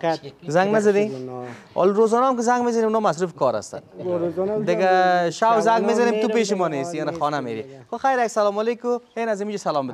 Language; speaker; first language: Persian; native; Persian